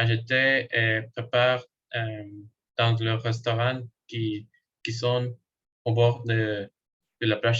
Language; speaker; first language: French; non-native, learner; Spanish